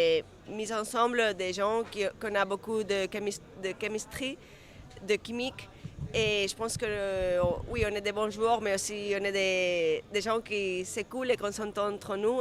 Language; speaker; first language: French; non-native, fluent; Spanish